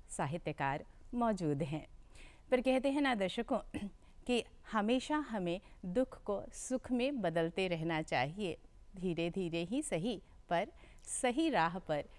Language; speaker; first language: Hindi; native; Hindi